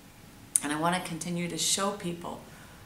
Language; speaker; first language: English; native; English